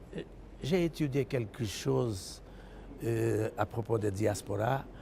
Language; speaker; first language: French; non-native, fluent; Portuguese